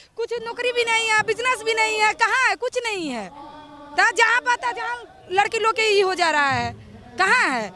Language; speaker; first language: Hindi; native; Hindi